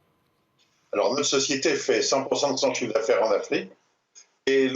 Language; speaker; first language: French; native; French